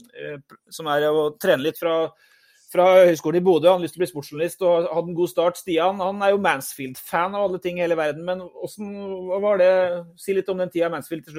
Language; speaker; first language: Norwegian; native; Norwegian